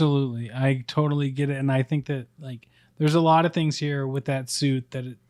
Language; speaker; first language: English; native; English